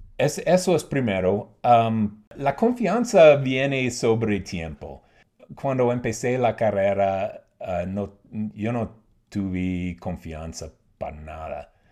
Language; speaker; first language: Spanish; non-native, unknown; English